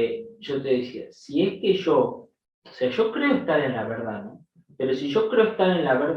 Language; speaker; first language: Spanish; native; Spanish